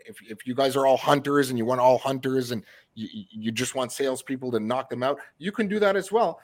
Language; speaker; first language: English; early bilingual, other home language; French